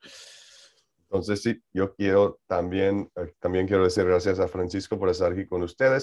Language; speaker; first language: Spanish; non-native, learner; English